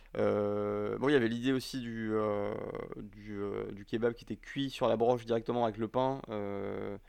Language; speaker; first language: French; native; French